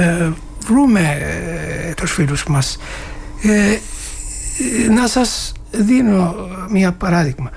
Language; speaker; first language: Greek; non-native, learner; Turkish